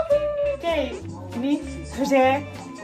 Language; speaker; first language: English; non-native, learner; Indonesian